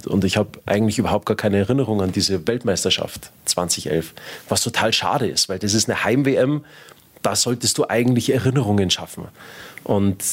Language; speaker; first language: German; native; German